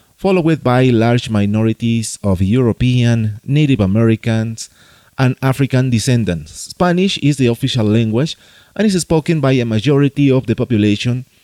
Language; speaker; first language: English; non-native, fluent; Spanish